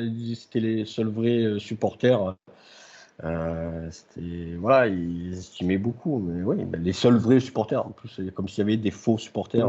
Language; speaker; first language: French; native; French